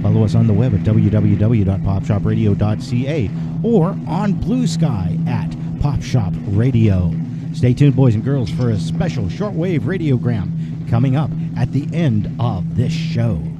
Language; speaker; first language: English; native; English